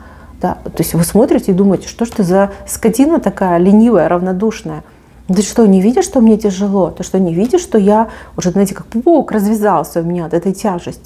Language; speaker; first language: Russian; native; Russian